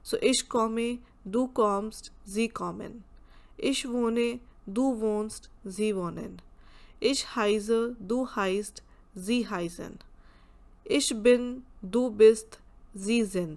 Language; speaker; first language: German; non-native, fluent; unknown